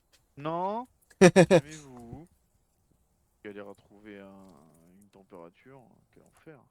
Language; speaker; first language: French; native; French